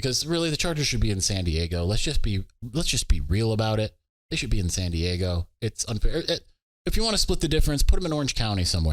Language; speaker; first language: English; native; English